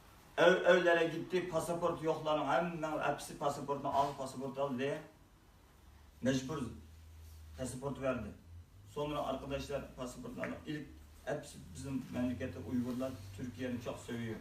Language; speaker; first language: Turkish; non-native, learner; Uyghur